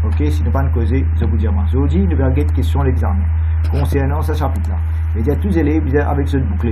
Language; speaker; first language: French; non-native, local second language; Morisyen